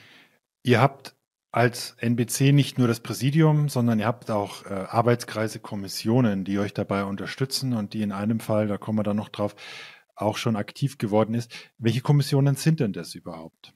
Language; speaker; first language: German; native; German